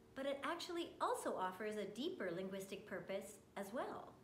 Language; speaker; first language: English; native; English